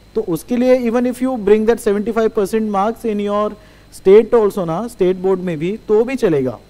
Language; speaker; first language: Hindi; non-native, local second language; Marathi